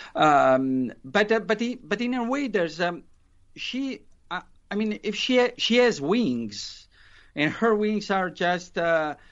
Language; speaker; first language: English; non-native, fluent; Italian